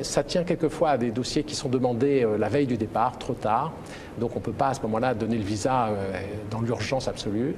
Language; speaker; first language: French; native; French